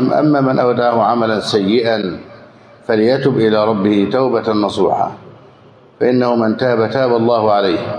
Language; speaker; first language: Arabic; native; Arabic